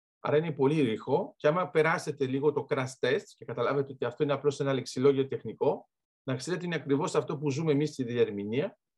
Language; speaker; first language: Greek; early bilingual, heritage; Greek